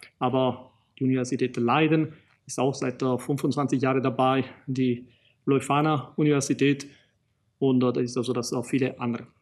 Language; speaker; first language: German; non-native, fluent; Italian